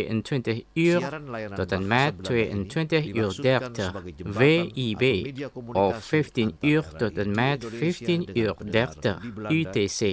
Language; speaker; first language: Dutch; non-native, learner; Indonesian